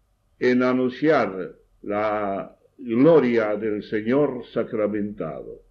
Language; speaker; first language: Spanish; native; Spanish